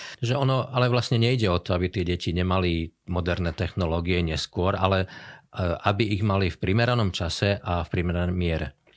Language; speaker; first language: Slovak; native; Slovak